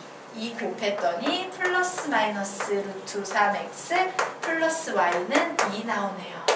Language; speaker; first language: Korean; native; Korean